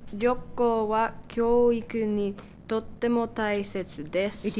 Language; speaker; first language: Japanese; non-native, learner; English